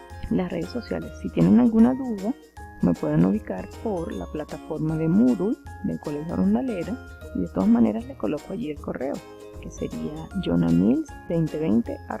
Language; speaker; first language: Spanish; native; Spanish